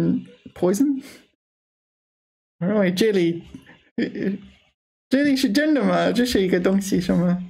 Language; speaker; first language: Chinese; non-native, learner; English